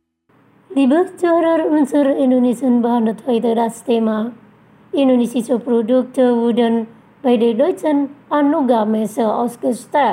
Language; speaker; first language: German; non-native, fluent; Indonesian